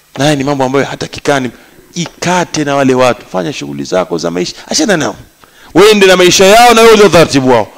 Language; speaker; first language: Swahili; native; Swahili